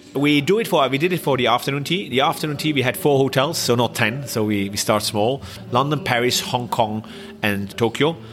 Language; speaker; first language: English; non-native, fluent; Swiss German